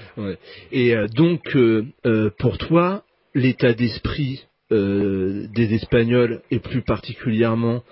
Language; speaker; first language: French; native; French